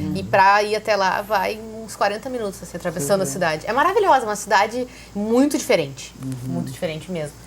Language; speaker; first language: Portuguese; native; Portuguese